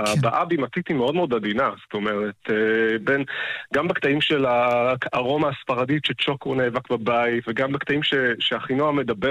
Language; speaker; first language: Hebrew; native; Hebrew